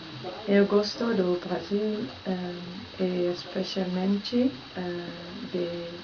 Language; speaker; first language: Portuguese; non-native, learner; Dutch